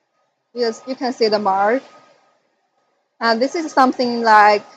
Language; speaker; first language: English; non-native, fluent; Chinese